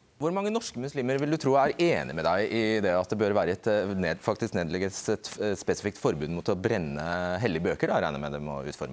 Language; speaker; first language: Norwegian; native; Norwegian